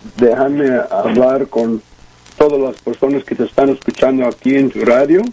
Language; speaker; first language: Spanish; early bilingual, heritage; Spanish